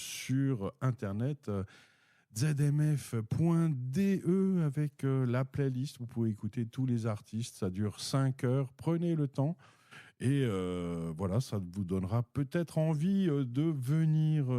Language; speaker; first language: French; native; French